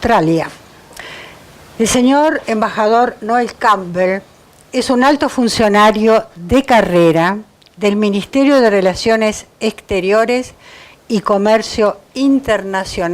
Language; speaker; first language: Spanish; native; Spanish